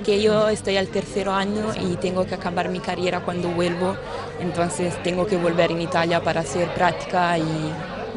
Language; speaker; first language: Spanish; non-native, learner; Italian